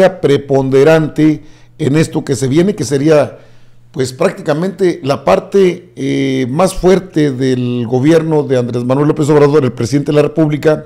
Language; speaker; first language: Spanish; native; Spanish